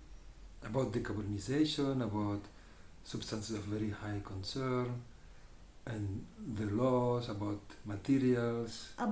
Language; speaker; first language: English; non-native, learner; Spanish